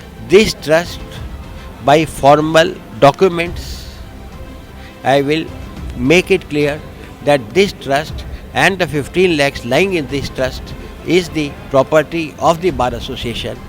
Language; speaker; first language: English; non-native, local second language; Bangla